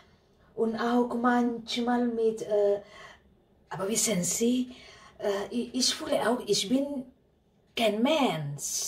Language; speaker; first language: German; non-native, learner; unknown